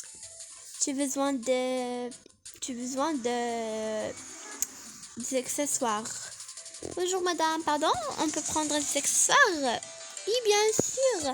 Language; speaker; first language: French; non-native, learner; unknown